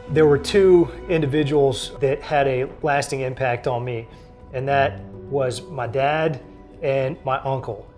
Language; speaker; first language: English; native; English